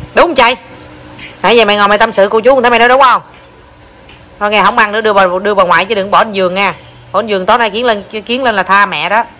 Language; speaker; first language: Vietnamese; native; Vietnamese